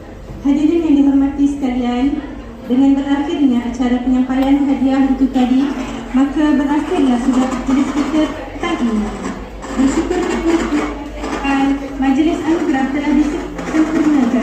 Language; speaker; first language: Malay; native; Malay